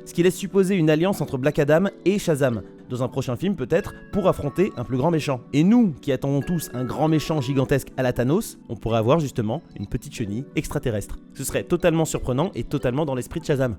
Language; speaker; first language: French; native; French